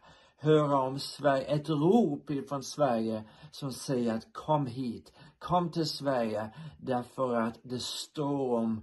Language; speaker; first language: Swedish; non-native, fluent; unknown